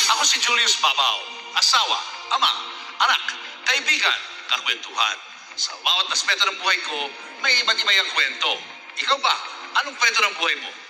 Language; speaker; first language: Filipino; native; Filipino